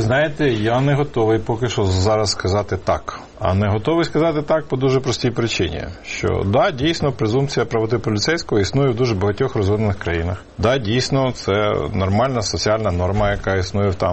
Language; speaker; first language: Ukrainian; native; Ukrainian